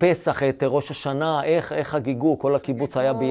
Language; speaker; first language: Hebrew; native; Hebrew